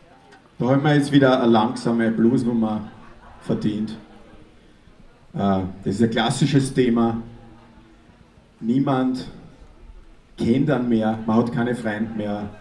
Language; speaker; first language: German; native; German